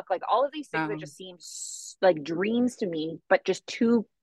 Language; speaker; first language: English; native; English